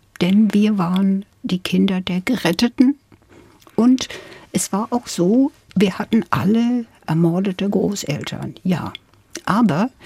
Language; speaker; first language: German; non-native, fluent; English